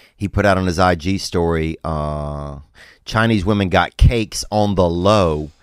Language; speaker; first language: English; native; English